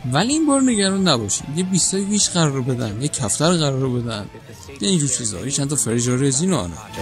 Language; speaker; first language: Persian; native; Persian